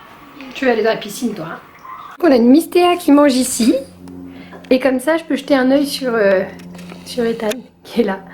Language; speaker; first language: French; native; French